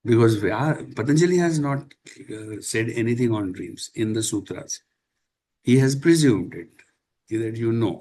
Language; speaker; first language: English; non-native, local second language; Marathi